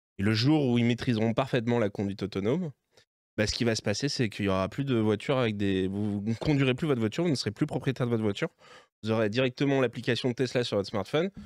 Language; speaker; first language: French; native; French